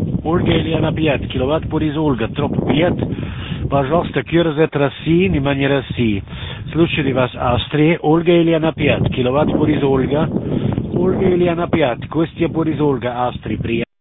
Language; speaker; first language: Russian; non-native, learner; German